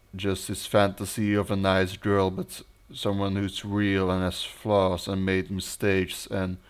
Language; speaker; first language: English; non-native, fluent; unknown